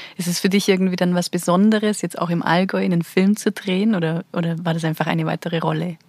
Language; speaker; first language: German; native; German